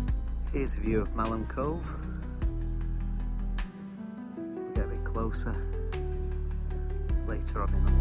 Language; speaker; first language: English; native; English